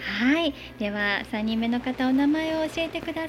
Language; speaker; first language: Japanese; native; Japanese